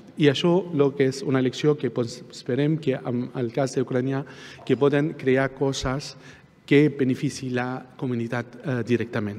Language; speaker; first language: Catalan; non-native, fluent; Arabic